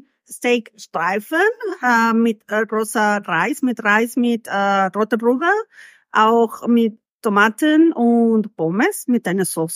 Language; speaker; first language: German; non-native, learner; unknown